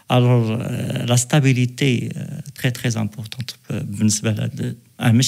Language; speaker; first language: French; non-native, local second language; Arabic